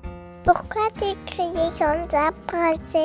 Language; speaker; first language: French; native; French